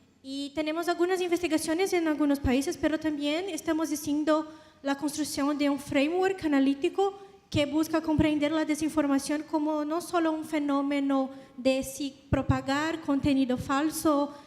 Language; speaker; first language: Spanish; non-native, learner; Portuguese